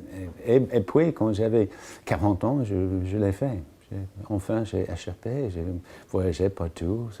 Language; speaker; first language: French; non-native, fluent; English